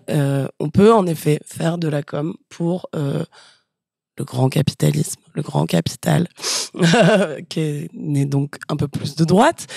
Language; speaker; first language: French; native; French